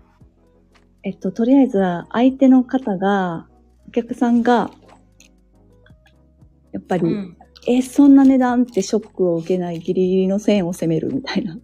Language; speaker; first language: Japanese; native; Japanese